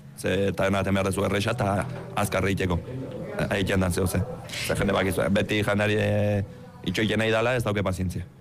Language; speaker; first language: Basque; early bilingual, other home language; Romanian